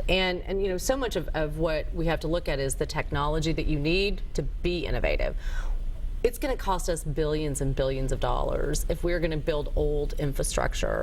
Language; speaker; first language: English; native; English